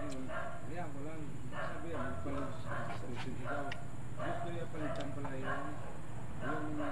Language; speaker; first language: Filipino; non-native, local second language; Cebuano